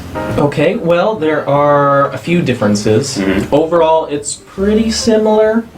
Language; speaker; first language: English; native; English